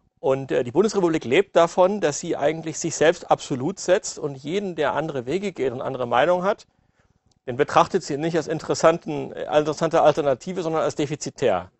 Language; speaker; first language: German; native; German